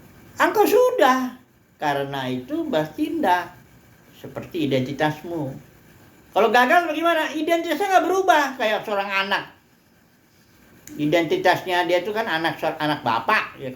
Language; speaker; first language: Indonesian; native; Indonesian